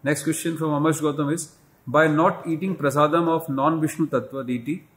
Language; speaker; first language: English; non-native, local second language; Hindi